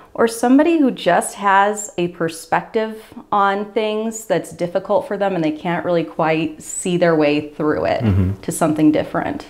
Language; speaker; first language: English; native; English